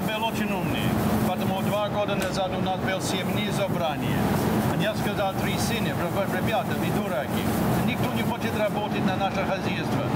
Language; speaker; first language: Russian; non-native, fluent; English